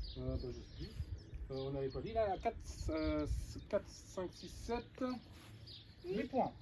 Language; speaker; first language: French; native; French